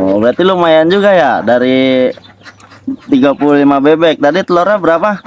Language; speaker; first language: Indonesian; native; Indonesian